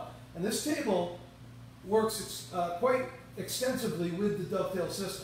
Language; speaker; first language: English; native; English